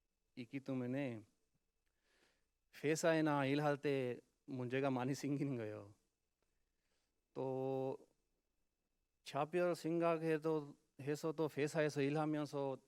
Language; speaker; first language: Korean; non-native, learner; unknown